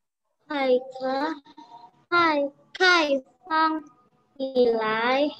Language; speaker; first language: Chinese; non-native, learner; Indonesian